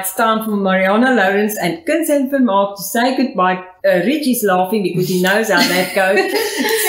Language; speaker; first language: English; non-native, local second language; Afrikaans